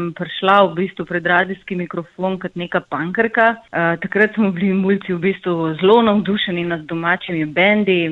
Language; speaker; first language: Slovenian; native; Slovenian